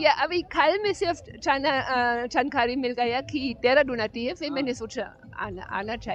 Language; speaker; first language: Hindi; non-native, learner; German